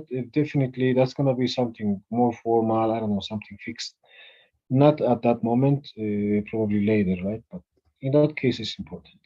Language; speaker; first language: English; non-native, fluent; Spanish